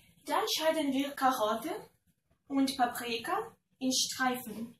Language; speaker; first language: German; non-native, learner; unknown